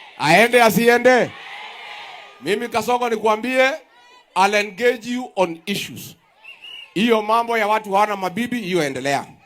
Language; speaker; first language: Swahili; non-native, local second language; Kikuyu